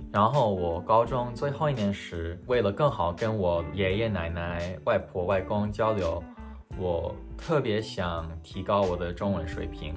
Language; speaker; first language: Chinese; early bilingual, heritage; Chinese